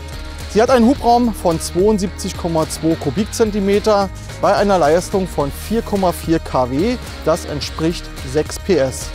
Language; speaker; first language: German; native; German